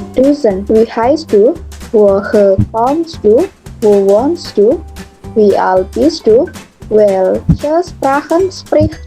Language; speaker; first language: German; non-native, learner; Indonesian